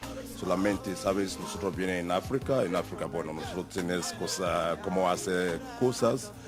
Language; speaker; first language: Spanish; non-native, learner; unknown